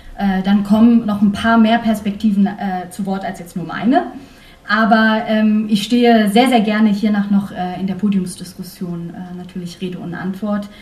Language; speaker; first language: German; early bilingual, other home language; Persian